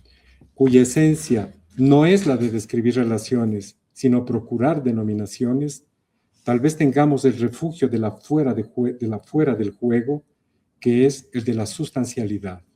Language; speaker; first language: Spanish; native; Spanish